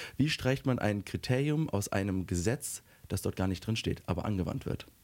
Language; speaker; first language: German; native; German